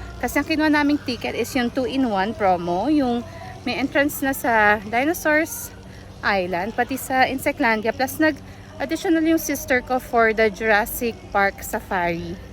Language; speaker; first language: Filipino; native; Filipino